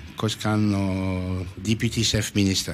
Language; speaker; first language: Japanese; non-native, learner; French